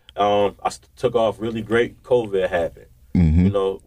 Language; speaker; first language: English; native; English